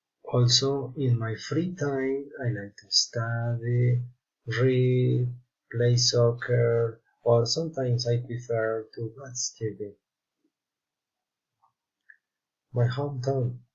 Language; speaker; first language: English; non-native, learner; Spanish